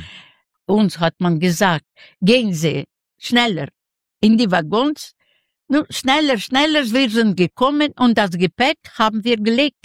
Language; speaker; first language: German; non-native, fluent; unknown